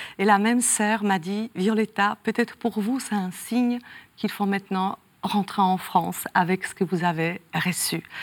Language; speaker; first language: French; non-native, fluent; Polish